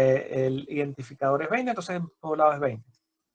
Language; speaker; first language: Spanish; native; Spanish